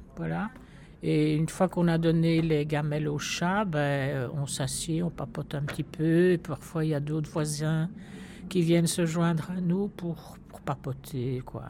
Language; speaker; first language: French; native; French